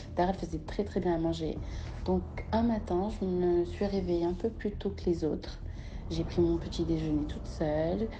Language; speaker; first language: French; early bilingual, other home language; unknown